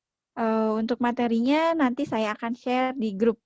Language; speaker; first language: Indonesian; native; Indonesian